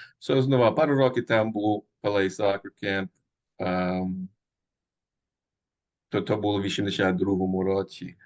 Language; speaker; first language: Ukrainian; early bilingual, heritage; Ukrainian